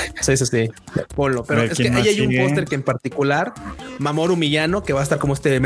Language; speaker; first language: Spanish; native; Spanish